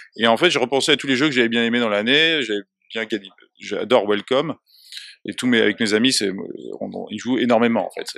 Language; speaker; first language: French; native; French